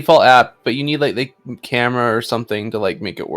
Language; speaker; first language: English; native; English